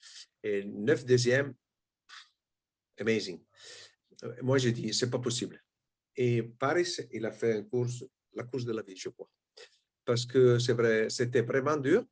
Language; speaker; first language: French; non-native, fluent; Italian